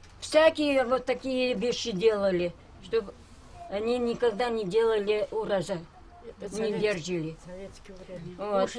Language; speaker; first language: Russian; non-native, local second language; Crimean Tatar